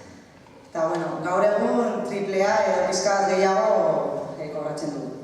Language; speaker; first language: Basque; non-native, local second language; Spanish